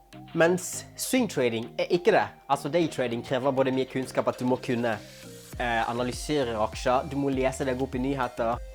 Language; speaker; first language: Norwegian; native; Norwegian